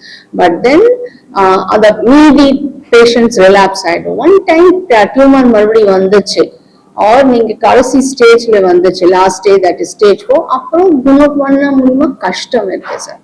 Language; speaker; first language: Tamil; non-native, local second language; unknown